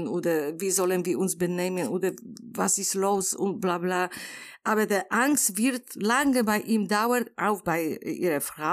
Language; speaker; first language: German; non-native, learner; Polish